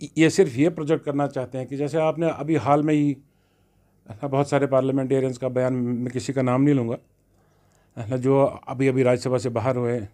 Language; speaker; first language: Hindi; non-native, local second language; Kashmiri